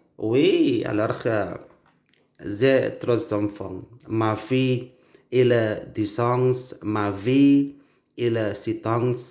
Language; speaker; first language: French; non-native, learner; Indonesian